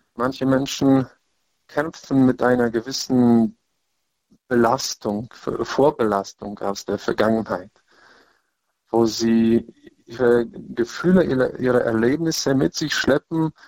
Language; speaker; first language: German; non-native, fluent; Polish